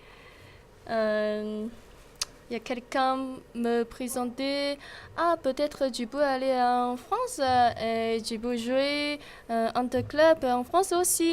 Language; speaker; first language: French; non-native, learner; Chinese